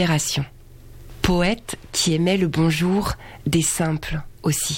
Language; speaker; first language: French; native; French